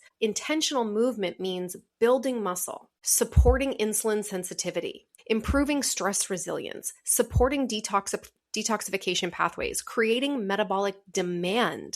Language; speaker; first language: English; native; English